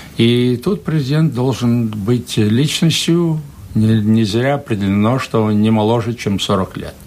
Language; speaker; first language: Russian; non-native, local second language; Latvian